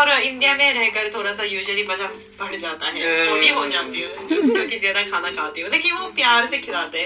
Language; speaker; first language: Hindi; non-native, fluent; Japanese